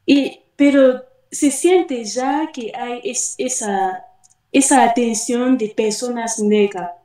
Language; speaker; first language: Spanish; non-native, fluent; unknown